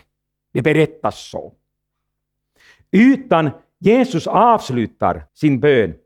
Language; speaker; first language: Swedish; non-native, fluent; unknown